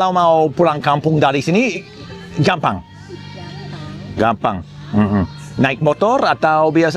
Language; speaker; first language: Indonesian; non-native, fluent; English